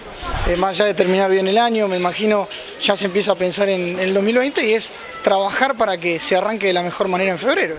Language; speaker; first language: Spanish; native; Spanish